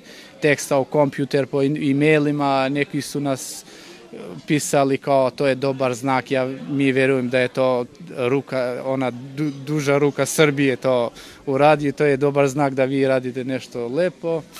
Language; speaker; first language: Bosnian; non-native, local second language; Albanian